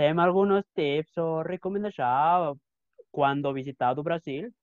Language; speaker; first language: Portuguese; non-native, learner; Spanish